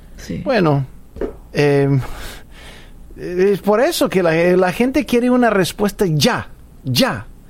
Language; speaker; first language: Spanish; non-native, fluent; English